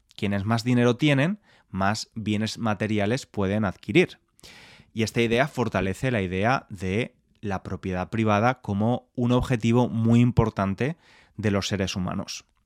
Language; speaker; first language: Spanish; native; Spanish